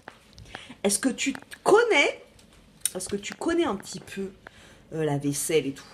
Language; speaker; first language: French; native; French